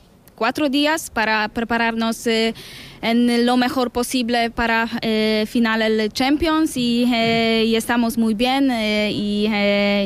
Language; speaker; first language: Spanish; non-native, learner; Polish